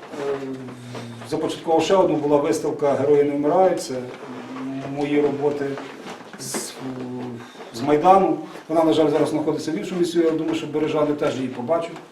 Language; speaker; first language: Ukrainian; native; Ukrainian